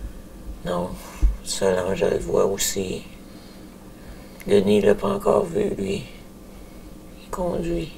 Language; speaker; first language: French; native; French